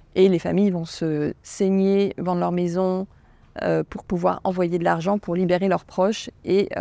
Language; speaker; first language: French; native; French